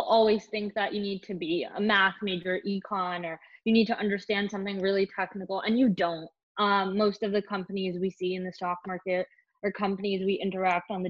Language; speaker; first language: English; native; English